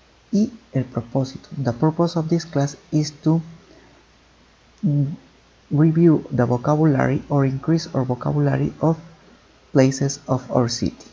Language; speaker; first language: English; non-native, fluent; Spanish